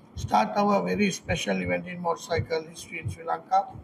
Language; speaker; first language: English; non-native, local second language; Sinhala